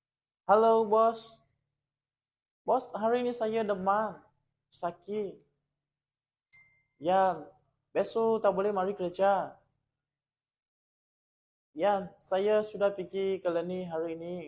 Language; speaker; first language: Indonesian; non-native, learner; Burmese